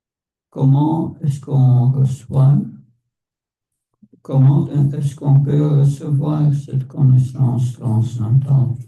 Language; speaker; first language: French; non-native, fluent; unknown